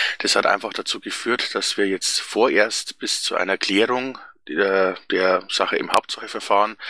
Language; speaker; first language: German; native; German